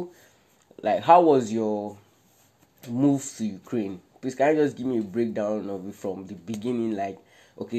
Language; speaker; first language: English; non-native, local second language; Yoruba